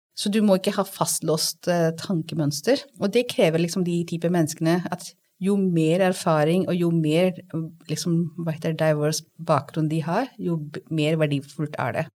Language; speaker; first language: Norwegian; non-native, fluent; Hindi